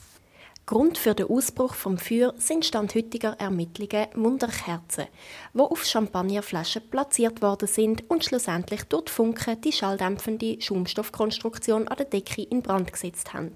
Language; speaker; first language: German; native; German